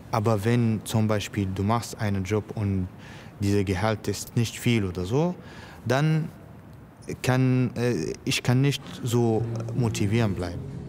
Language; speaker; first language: German; non-native, learner; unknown